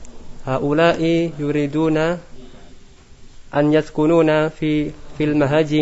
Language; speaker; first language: Arabic; non-native, learner; Indonesian